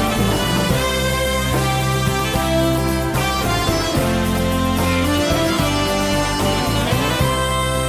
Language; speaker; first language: English; native; English